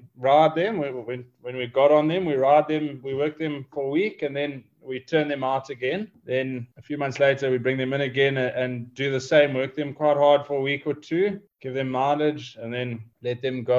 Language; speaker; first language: English; native; English